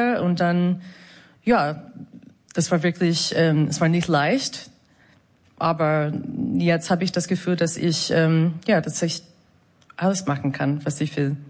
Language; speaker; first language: German; non-native, fluent; English